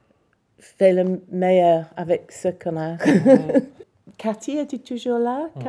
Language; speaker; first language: French; non-native, learner; English